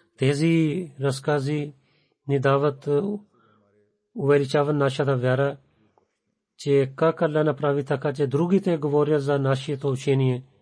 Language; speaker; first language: Bulgarian; non-native, learner; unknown